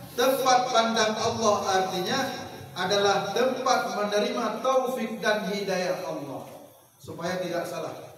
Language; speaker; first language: Indonesian; non-native, local second language; Achinese